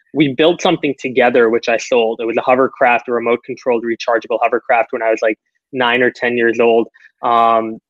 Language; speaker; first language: English; early bilingual, other home language; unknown